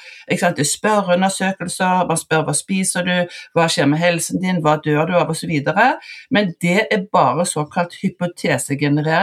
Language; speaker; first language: Norwegian; native; Norwegian